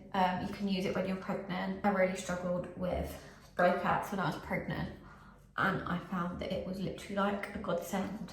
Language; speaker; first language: English; native; English